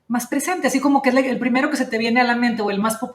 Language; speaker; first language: Spanish; native; Spanish